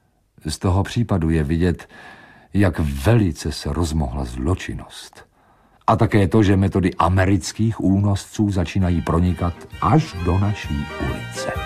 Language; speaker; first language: Czech; native; Czech